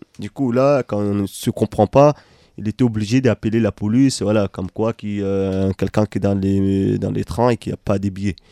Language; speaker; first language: French; non-native, fluent; Arabic